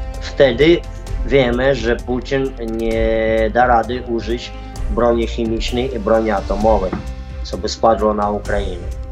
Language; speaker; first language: Polish; non-native, fluent; Ukrainian